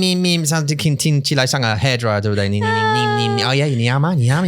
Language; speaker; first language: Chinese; non-native, fluent; English